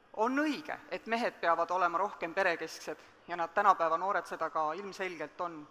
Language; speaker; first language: Estonian; native; Estonian